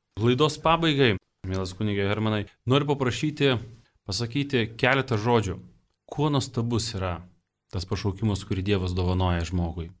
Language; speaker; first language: Lithuanian; native; Lithuanian